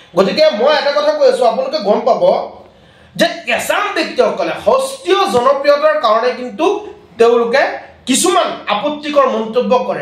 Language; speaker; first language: Assamese; non-native, local second language; Bangla